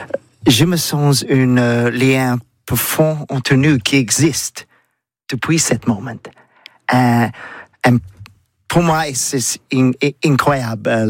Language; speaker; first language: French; non-native, learner; English